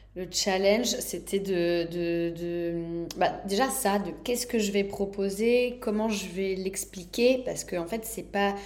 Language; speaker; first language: French; native; French